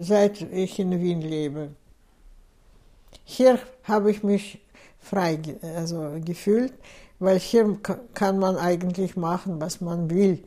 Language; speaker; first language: German; non-native, fluent; Russian